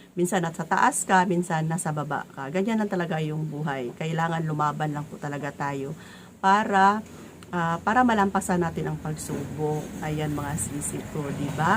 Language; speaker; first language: Filipino; native; Filipino